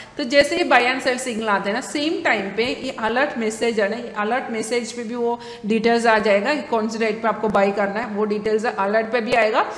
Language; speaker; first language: Hindi; non-native, local second language; Malayalam